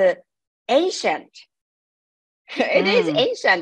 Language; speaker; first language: English; non-native, learner; Japanese